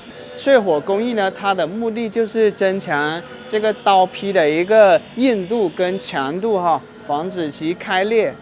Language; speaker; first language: Chinese; native; Chinese